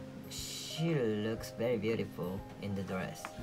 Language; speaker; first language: English; non-native, learner; Japanese